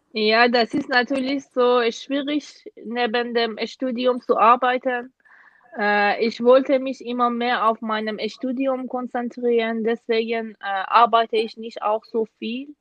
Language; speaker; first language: German; non-native, fluent; Persian